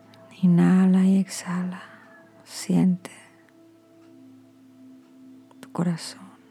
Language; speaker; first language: Spanish; native; Spanish